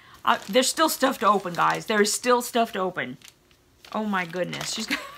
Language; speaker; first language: English; native; English